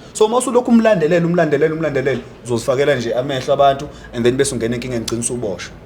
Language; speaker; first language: Zulu; native; Zulu